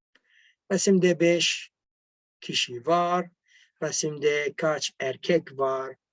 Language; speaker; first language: Turkish; non-native, fluent; Arabic